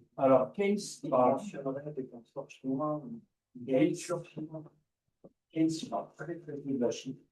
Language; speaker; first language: French; native; French